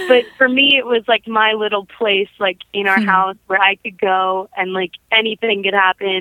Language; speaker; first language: English; native; English